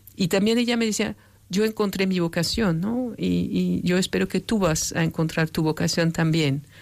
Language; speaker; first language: Spanish; non-native, fluent; French